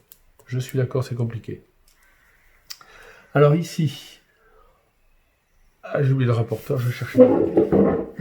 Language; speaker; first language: French; native; French